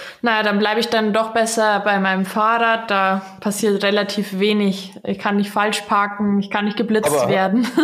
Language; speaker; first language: German; native; German